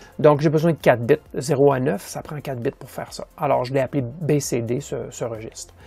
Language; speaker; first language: French; native; French